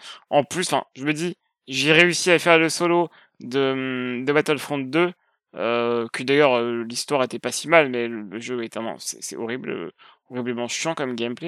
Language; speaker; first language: French; native; French